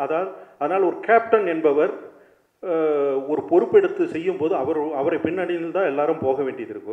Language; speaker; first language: Tamil; native; Tamil